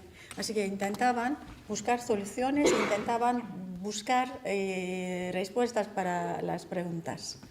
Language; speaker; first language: Spanish; non-native, fluent; Turkish